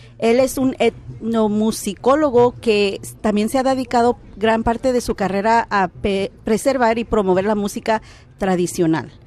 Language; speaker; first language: Spanish; early bilingual, heritage; Spanish